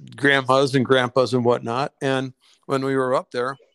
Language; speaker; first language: English; native; English